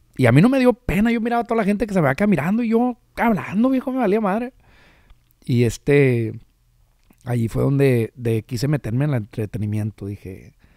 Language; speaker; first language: Spanish; early bilingual, heritage; Spanish